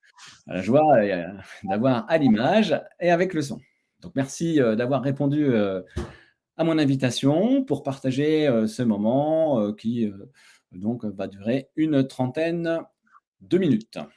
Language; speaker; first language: French; native; French